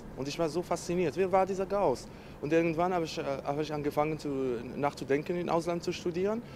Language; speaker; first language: German; non-native, fluent; Arabic